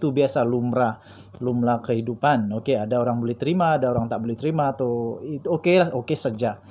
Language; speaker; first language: Malay; non-native, local second language; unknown